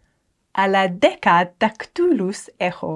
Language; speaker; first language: Greek; non-native, fluent; English